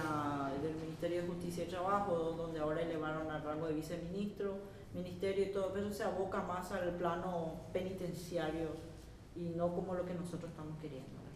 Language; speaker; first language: Spanish; native; Spanish